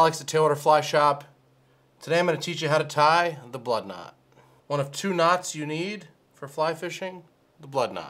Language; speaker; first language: English; native; English